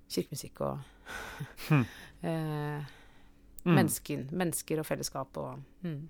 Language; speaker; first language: Norwegian; native; Norwegian